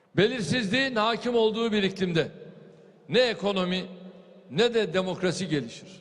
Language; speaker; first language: Turkish; native; Turkish